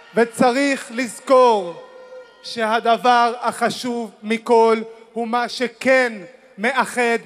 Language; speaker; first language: Hebrew; non-native, local second language; Arabic